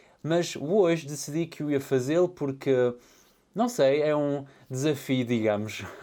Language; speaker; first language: Portuguese; early bilingual, heritage; Portuguese